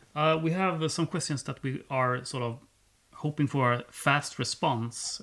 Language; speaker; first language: English; non-native, fluent; Swedish